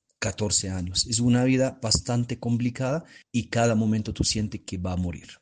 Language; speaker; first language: Spanish; non-native, fluent; Arabic